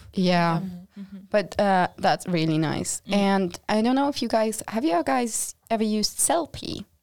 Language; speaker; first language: English; non-native, fluent; German